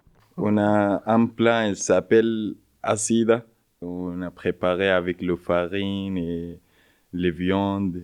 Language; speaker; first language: French; non-native, learner; Arabic